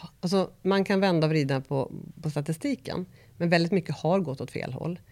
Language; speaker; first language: Swedish; native; Swedish